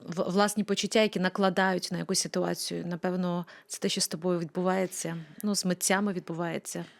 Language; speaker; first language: Ukrainian; native; Ukrainian